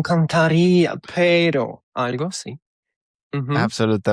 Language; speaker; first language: Spanish; non-native, fluent; Russian